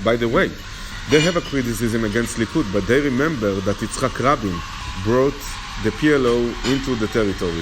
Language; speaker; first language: English; non-native, fluent; Hebrew